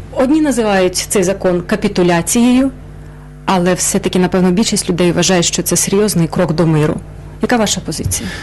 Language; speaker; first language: Ukrainian; native; Ukrainian